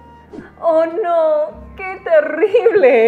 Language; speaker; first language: Spanish; non-native, learner; English